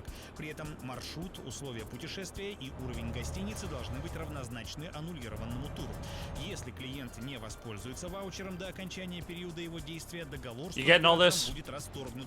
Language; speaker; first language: Russian; native; Russian